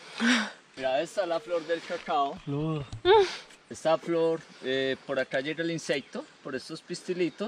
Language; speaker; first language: Spanish; native; Spanish